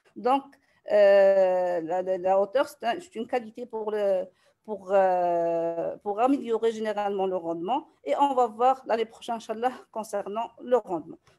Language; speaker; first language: French; non-native, local second language; Arabic